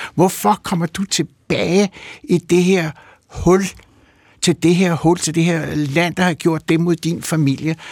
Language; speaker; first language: Danish; early bilingual, other home language; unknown